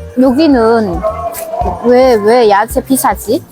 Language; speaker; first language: Korean; non-native, learner; Vietnamese